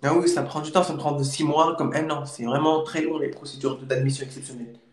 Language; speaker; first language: French; native; French